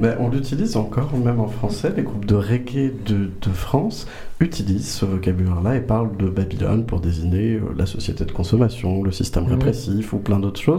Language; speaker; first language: French; native; French